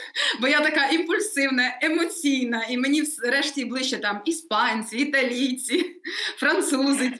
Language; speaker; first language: Ukrainian; native; Ukrainian